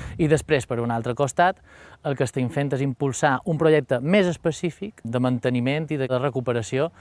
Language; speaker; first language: Catalan; native; Catalan